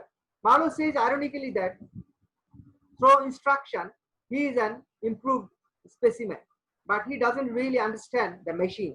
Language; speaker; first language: English; non-native, local second language; Bangla